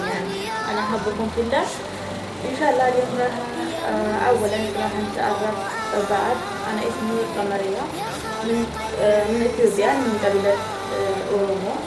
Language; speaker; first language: Arabic; non-native, learner; Oromo